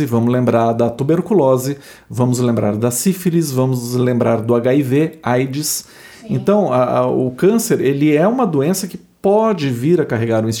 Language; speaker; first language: Portuguese; native; Portuguese